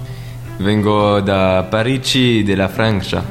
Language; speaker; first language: Italian; non-native, learner; French